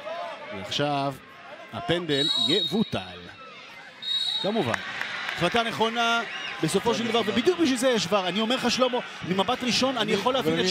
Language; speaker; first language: Hebrew; native; Hebrew